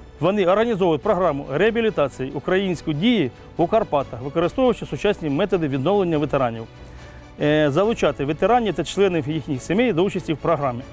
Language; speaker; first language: Ukrainian; native; Ukrainian